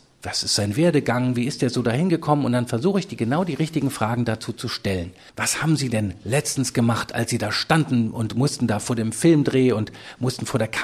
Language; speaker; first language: German; native; German